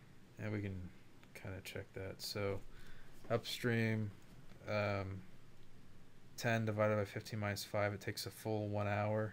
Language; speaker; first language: English; native; English